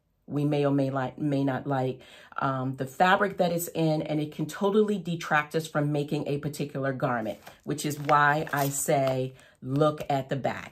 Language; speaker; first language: English; native; English